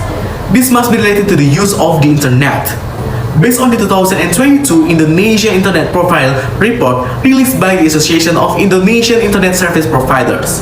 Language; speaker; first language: English; non-native, learner; Indonesian